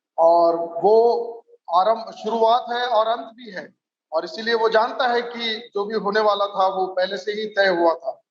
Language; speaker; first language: Hindi; non-native, local second language; Marathi